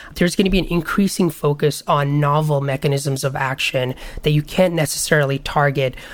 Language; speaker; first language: English; non-native, local second language; Bangla